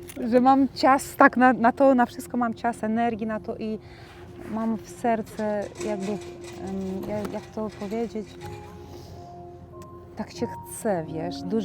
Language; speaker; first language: Polish; non-native, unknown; Romanian